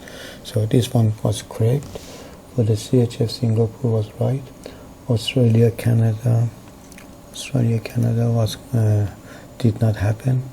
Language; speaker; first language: English; non-native, fluent; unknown